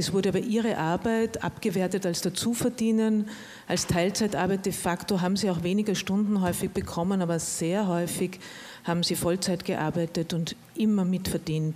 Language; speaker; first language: German; native; German